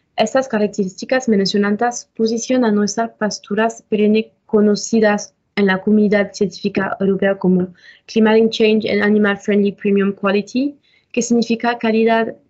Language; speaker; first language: Spanish; non-native, fluent; French